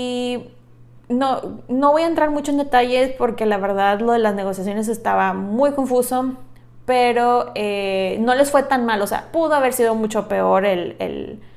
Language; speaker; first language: Spanish; native; Spanish